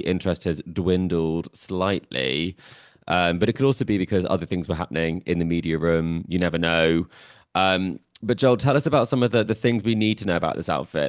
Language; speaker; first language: English; native; English